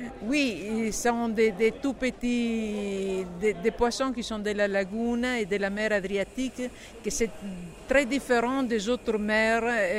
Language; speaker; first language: French; non-native, learner; Italian